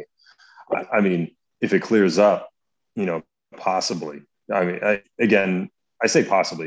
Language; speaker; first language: English; native; English